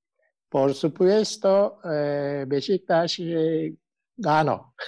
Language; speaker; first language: Spanish; non-native, learner; Turkish